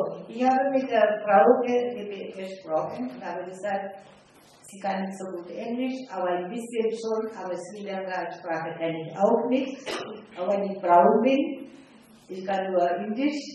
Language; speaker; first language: German; non-native, fluent; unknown